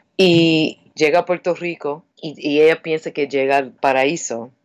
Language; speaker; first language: Spanish; non-native, fluent; English